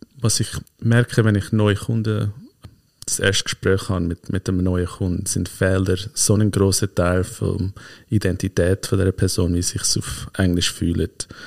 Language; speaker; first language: German; early bilingual, heritage; German